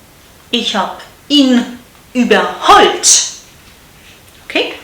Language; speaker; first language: German; non-native, fluent; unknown